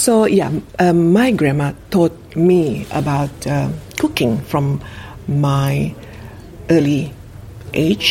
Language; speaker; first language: English; non-native, fluent; Indonesian